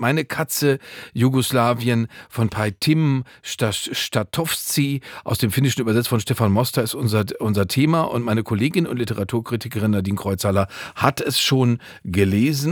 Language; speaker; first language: German; native; German